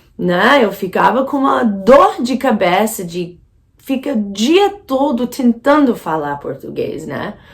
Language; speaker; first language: Portuguese; non-native, fluent; English